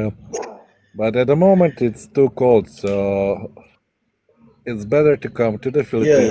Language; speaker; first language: English; non-native, fluent; Slovenian